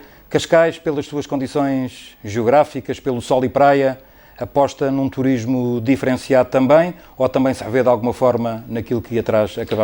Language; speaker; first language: Portuguese; native; Portuguese